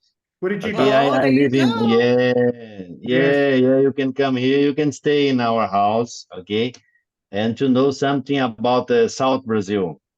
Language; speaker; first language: English; non-native, learner; Portuguese